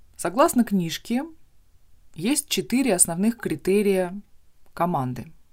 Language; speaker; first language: Russian; native; Russian